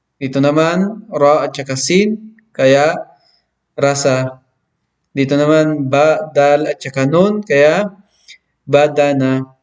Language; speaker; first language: Filipino; non-native, local second language; Maranao